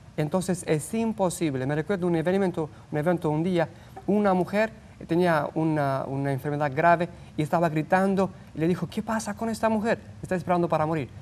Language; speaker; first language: Spanish; non-native, fluent; Romanian